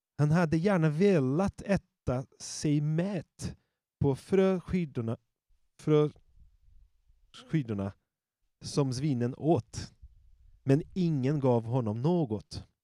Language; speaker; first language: Swedish; non-native, fluent; Portuguese